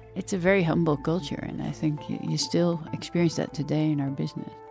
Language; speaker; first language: English; non-native, fluent; Dutch